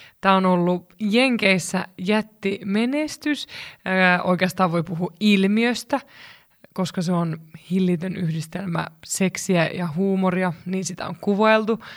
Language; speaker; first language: Finnish; native; Finnish